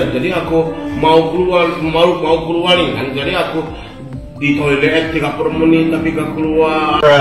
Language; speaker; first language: Indonesian; non-native, learner; Japanese